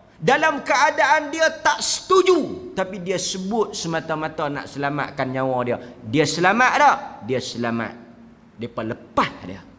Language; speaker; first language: Malay; native; Malay